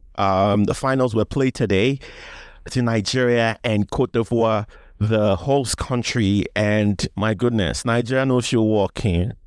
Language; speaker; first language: English; non-native, local second language; Yoruba